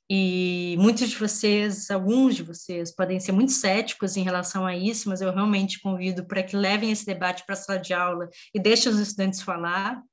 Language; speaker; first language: Portuguese; native; Portuguese